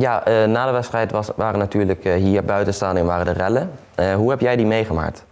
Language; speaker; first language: Dutch; native; Dutch